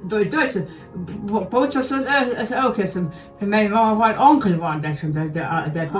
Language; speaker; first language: German; native; German